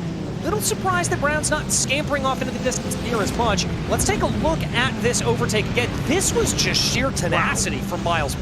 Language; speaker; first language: English; native; English